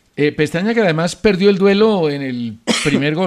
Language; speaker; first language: Spanish; native; Spanish